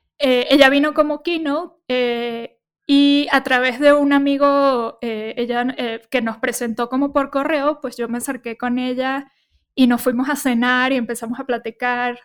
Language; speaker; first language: Spanish; native; Spanish